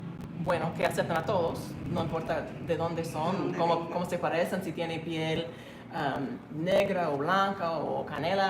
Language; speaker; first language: Spanish; non-native, learner; English